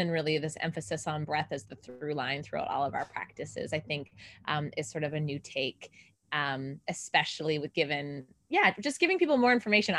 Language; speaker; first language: English; native; English